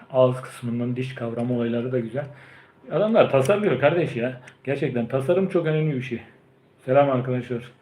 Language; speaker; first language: Turkish; early bilingual, heritage; Turkish